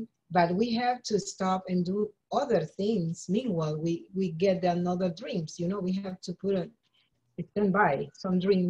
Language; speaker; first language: English; non-native, learner; Spanish